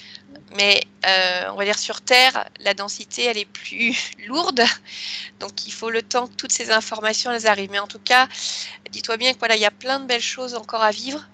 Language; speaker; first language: French; native; French